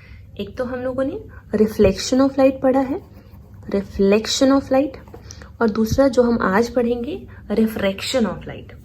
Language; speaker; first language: Hindi; native; Hindi